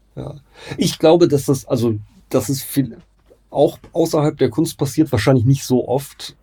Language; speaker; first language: German; native; German